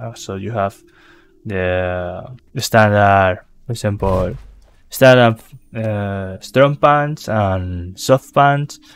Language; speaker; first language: English; non-native, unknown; Spanish